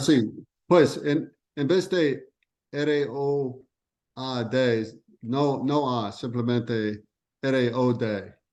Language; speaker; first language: Spanish; non-native, learner; English